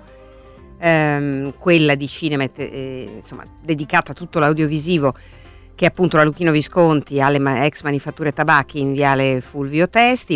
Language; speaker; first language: Italian; native; Italian